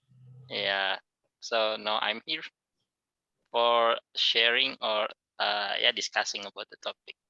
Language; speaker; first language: English; non-native, learner; Indonesian